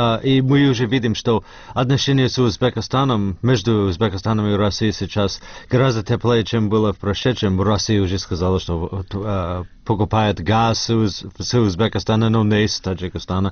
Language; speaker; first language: Russian; non-native, fluent; English